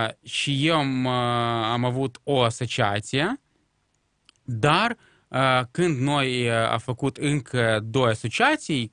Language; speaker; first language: Romanian; non-native, local second language; Russian